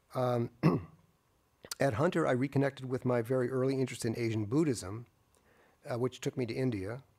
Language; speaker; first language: English; native; English